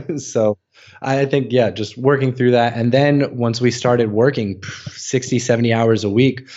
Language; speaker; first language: English; native; English